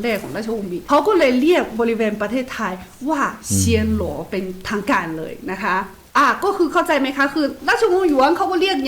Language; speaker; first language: Thai; non-native, fluent; Chinese